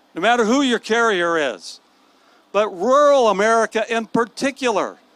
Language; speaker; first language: English; native; English